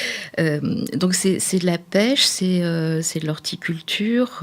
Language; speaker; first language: French; native; French